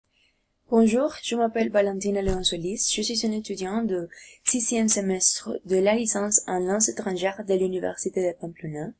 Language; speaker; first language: French; non-native, learner; Spanish